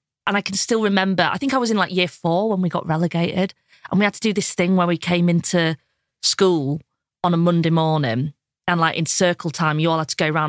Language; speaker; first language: English; native; English